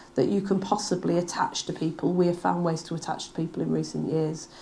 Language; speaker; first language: English; native; English